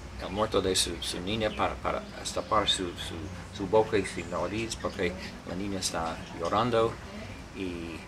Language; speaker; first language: Spanish; non-native, learner; English